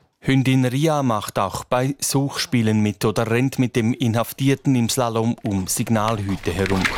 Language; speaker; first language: German; native; German